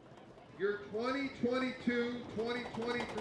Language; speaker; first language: English; native; English